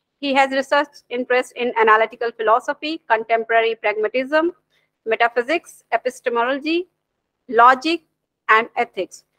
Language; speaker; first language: English; non-native, local second language; Hindi